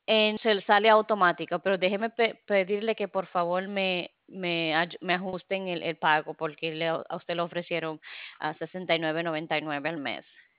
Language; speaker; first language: Spanish; non-native, fluent; English